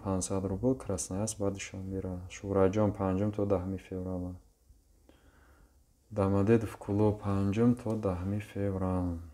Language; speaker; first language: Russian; non-native, local second language; Tajik